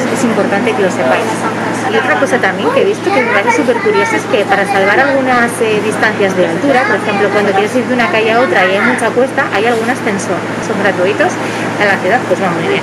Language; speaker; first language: Spanish; native; Spanish